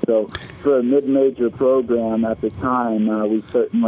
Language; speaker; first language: English; native; English